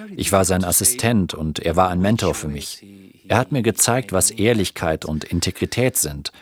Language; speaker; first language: German; non-native, fluent; Spanish